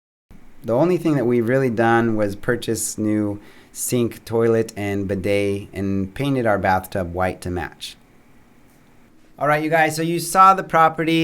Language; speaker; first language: English; native; English